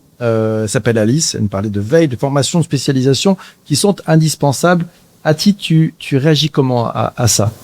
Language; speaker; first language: French; native; French